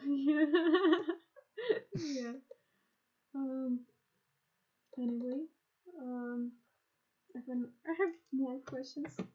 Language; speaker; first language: English; non-native, learner; Russian